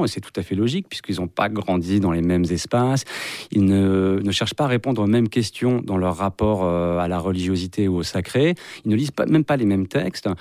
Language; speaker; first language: French; native; French